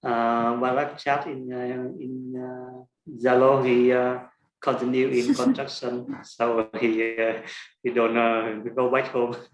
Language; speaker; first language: English; non-native, learner; Vietnamese